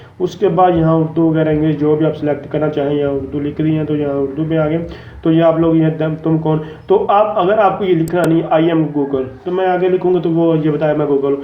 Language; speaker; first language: Urdu; non-native, local second language; Punjabi